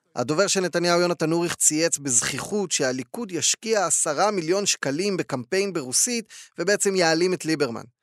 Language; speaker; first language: Hebrew; native; Hebrew